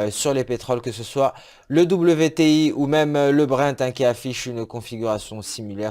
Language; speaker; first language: French; native; French